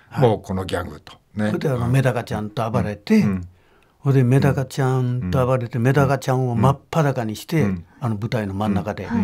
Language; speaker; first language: Japanese; native; Japanese